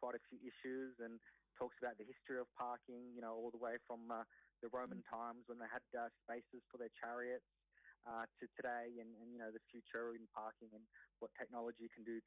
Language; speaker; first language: English; native; English